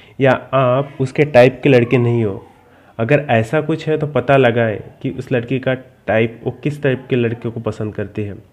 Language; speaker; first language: Hindi; native; Hindi